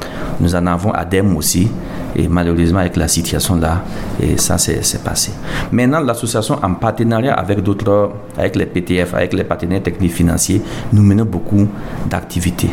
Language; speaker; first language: French; non-native, local second language; Mossi